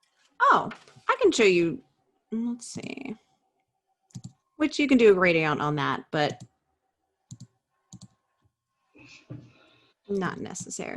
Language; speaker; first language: English; native; English